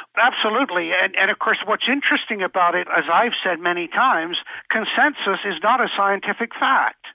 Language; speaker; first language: English; native; English